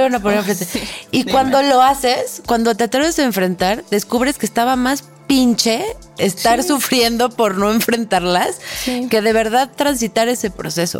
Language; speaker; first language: Spanish; native; Spanish